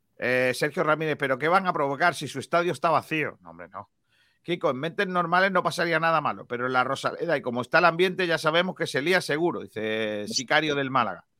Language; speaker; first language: Spanish; native; Spanish